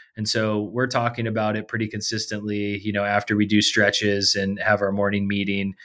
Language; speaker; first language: English; native; English